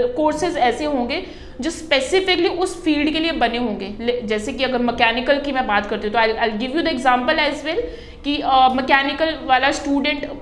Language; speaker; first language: Hindi; non-native, local second language; Punjabi